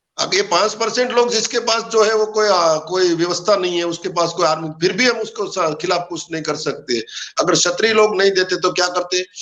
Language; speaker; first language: Hindi; non-native, local second language; Gujarati